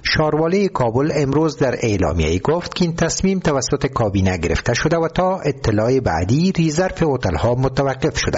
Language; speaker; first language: Persian; native; Persian